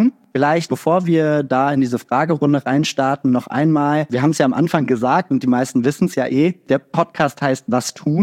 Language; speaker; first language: German; native; German